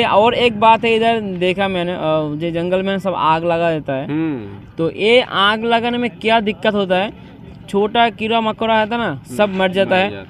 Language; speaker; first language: Hindi; non-native, learner; Bangla